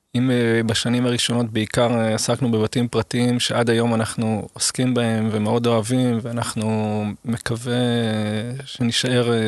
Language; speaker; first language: Hebrew; early bilingual, other home language; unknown